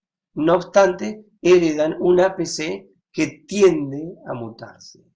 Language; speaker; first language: Spanish; native; Spanish